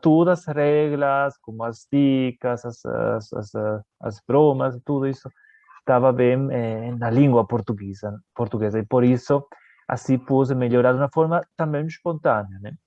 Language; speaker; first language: Portuguese; non-native, fluent; Spanish